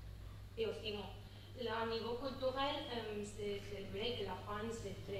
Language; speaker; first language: French; non-native, learner; Catalan